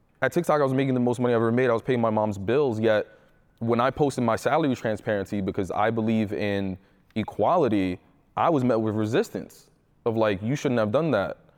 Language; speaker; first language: English; early bilingual, other home language; Spanish